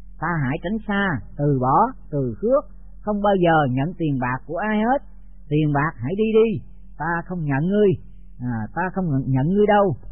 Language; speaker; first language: Vietnamese; native; Vietnamese